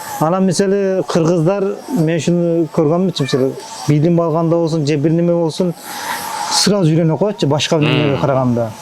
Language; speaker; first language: Kyrgyz; early bilingual, heritage; Kyrgyz